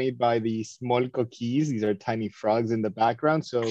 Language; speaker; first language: English; non-native, fluent; Spanish